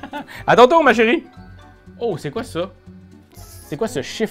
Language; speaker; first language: French; native; French